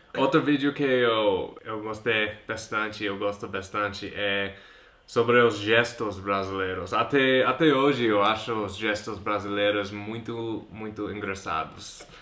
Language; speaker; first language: Portuguese; non-native, fluent; English